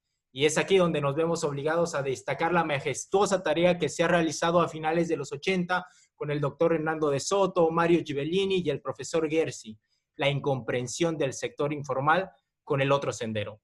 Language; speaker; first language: Spanish; native; Spanish